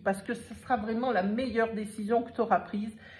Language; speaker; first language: French; native; French